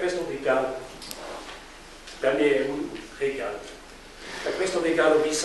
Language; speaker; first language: Italian; non-native, fluent; German